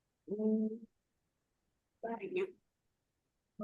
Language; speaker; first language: Indonesian; native; Indonesian